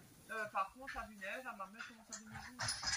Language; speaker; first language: French; native; French